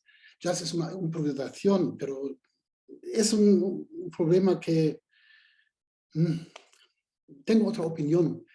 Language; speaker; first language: Spanish; non-native, fluent; German